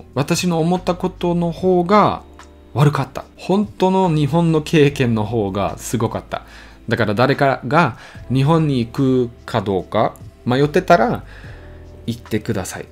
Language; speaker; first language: Japanese; non-native, learner; German